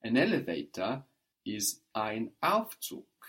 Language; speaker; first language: German; non-native, fluent; English